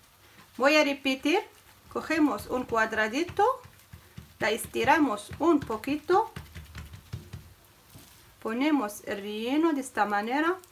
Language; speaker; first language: Spanish; non-native, fluent; Arabic